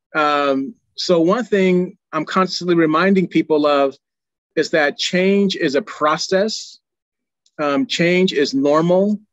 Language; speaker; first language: English; native; English